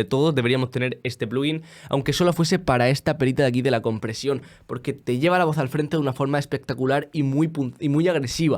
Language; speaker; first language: Spanish; native; Spanish